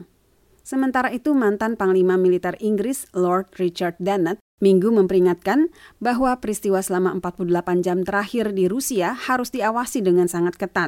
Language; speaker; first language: Indonesian; native; Indonesian